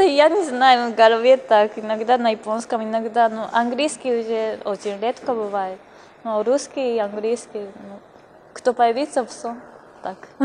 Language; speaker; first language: Russian; non-native, fluent; Japanese